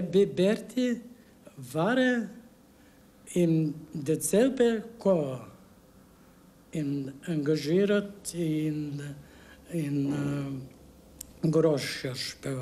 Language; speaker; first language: German; non-native, learner; Bulgarian